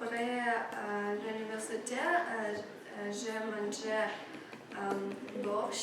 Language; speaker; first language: French; non-native, learner; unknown